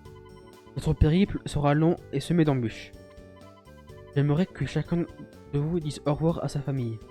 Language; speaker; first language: French; native; French